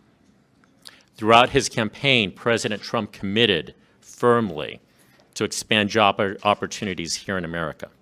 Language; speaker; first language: English; native; English